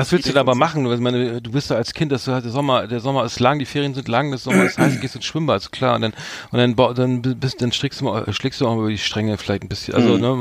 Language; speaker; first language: German; native; German